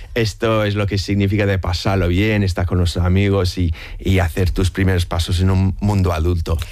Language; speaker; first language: Spanish; non-native, fluent; English